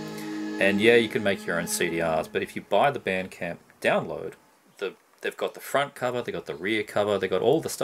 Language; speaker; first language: English; native; English